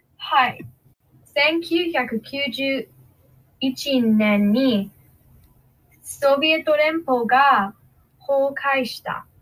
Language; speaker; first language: Japanese; non-native, learner; English